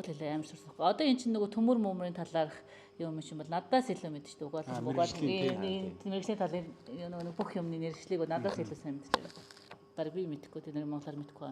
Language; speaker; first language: Mongolian; native; Mongolian